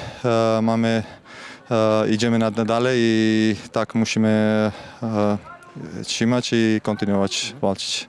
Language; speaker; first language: Polish; non-native, fluent; Georgian